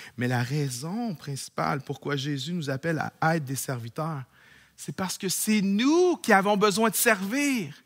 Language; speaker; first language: French; native; French